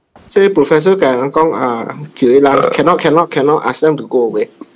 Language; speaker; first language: English; non-native, local second language; Min Nan Chinese